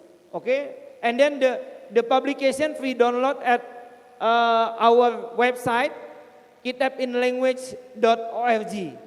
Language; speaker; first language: English; non-native, fluent; Indonesian